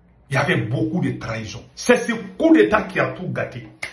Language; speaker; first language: French; non-native, local second language; Bambara